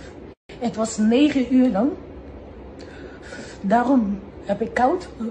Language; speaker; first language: Dutch; early bilingual, other home language; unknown